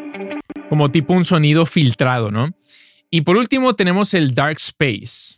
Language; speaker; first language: Spanish; native; Spanish